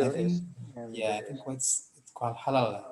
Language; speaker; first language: English; non-native, fluent; Indonesian